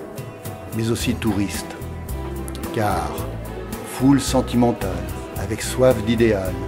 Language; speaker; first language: French; native; French